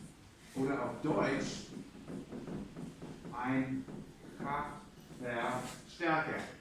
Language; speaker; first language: German; non-native, fluent; English